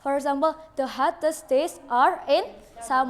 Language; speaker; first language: English; non-native, learner; Indonesian